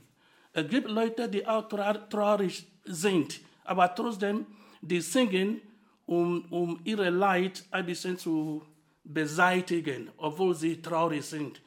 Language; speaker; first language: German; non-native, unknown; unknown